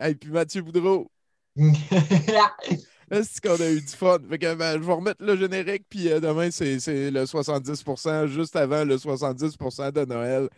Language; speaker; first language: French; native; French